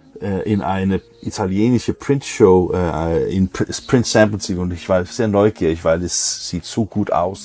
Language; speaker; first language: German; non-native, learner; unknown